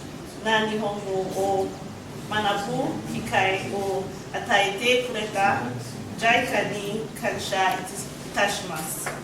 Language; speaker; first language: Japanese; non-native, learner; English